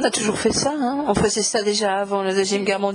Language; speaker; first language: French; native; French